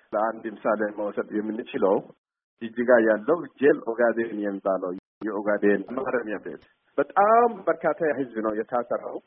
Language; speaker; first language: Amharic; non-native, local second language; Somali